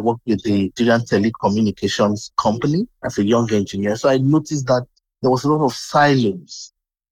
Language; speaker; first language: English; non-native, local second language; Yoruba